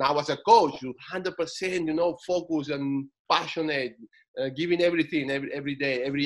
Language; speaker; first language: English; non-native, fluent; Spanish